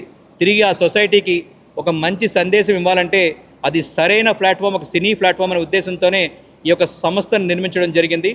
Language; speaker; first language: Telugu; native; Telugu